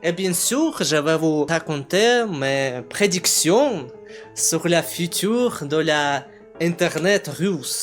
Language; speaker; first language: French; non-native, learner; Russian